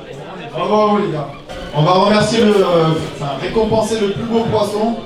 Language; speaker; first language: French; native; French